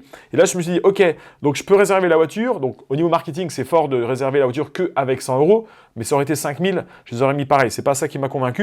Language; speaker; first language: French; native; French